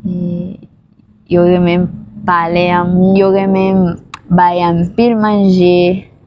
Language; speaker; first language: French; non-native, learner; Spanish